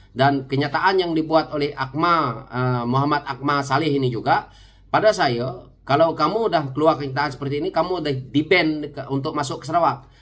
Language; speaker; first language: Malay; non-native, local second language; Iban